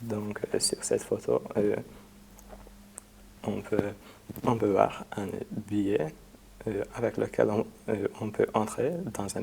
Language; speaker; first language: French; non-native, fluent; Hungarian